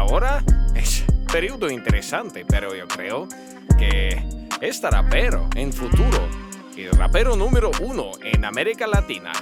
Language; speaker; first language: Spanish; non-native, learner; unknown